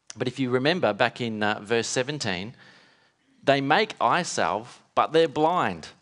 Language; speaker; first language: English; native; English